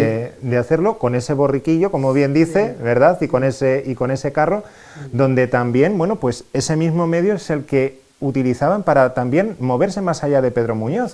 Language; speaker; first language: Spanish; native; Spanish